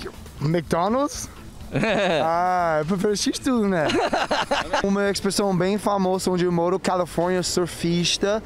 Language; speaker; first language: Portuguese; non-native, fluent; English